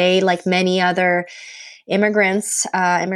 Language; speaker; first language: English; non-native, fluent; Punjabi